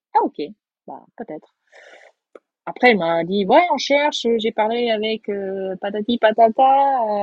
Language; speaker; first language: French; non-native, fluent; Portuguese